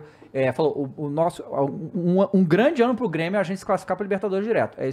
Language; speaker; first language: Portuguese; native; Portuguese